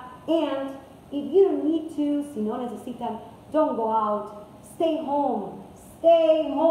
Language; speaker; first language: English; non-native, fluent; Spanish